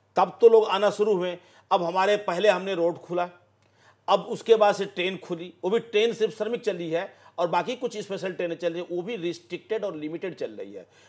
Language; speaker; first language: Hindi; native; Hindi